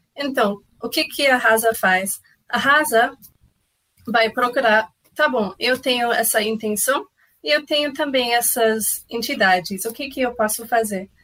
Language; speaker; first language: Portuguese; non-native, fluent; English